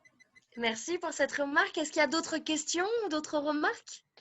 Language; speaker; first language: French; native; French